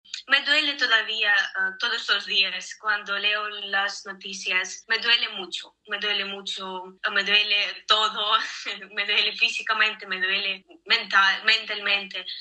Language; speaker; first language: Spanish; non-native, learner; Ukrainian